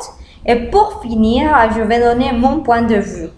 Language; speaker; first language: French; non-native, learner; Spanish